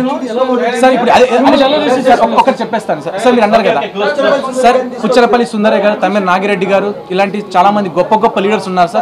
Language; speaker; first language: Telugu; native; Telugu